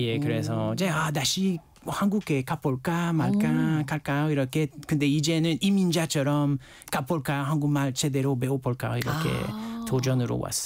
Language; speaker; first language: Korean; non-native, learner; French